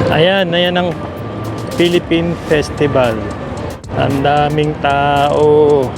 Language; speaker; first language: Filipino; native; Filipino